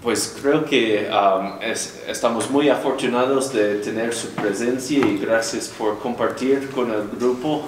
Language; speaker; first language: Spanish; non-native, fluent; English